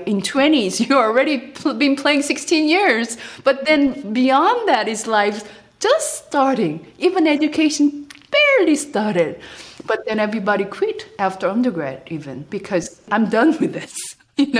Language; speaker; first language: English; non-native, fluent; Korean